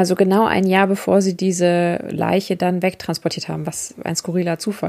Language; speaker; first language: German; native; German